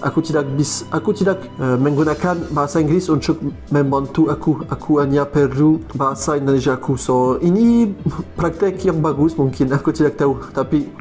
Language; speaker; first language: Indonesian; non-native, learner; French